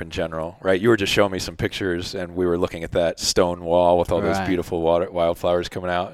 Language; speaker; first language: English; native; English